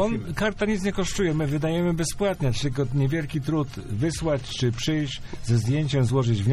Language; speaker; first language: Polish; native; Polish